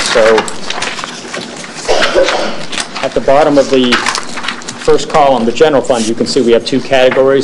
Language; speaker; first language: English; native; English